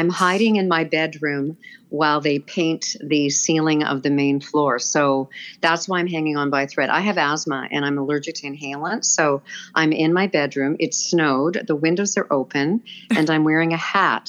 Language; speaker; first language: English; native; English